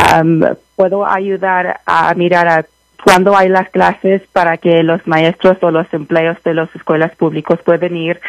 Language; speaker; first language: Spanish; early bilingual, heritage; Spanish